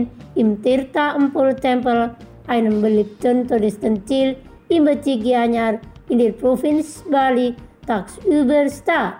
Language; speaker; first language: German; non-native, learner; Indonesian